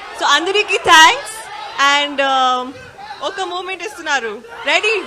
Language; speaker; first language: Telugu; non-native, learner; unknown